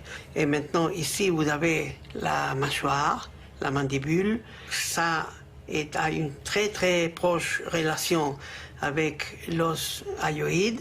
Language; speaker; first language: French; non-native, fluent; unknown